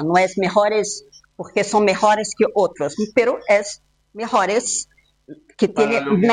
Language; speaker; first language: Spanish; non-native, fluent; Portuguese